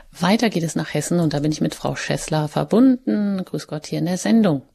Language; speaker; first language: German; native; German